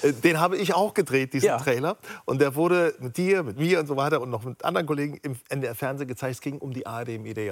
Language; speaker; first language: German; native; German